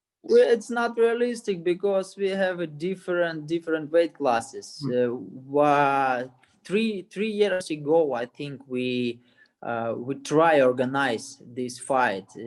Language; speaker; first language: English; non-native, learner; Russian